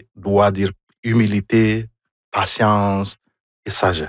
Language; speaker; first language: French; non-native, fluent; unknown